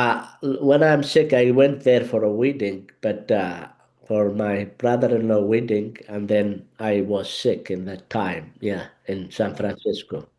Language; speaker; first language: English; non-native, learner; Arabic